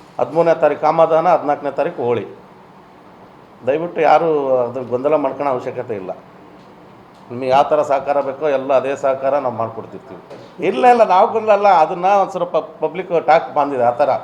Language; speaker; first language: Kannada; native; Kannada